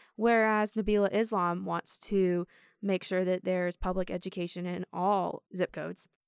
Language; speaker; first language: English; native; English